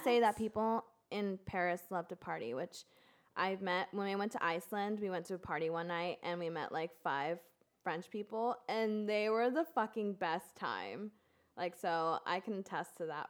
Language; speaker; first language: English; early bilingual, other home language; Spanish